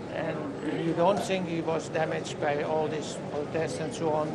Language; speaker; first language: English; non-native, fluent; Dutch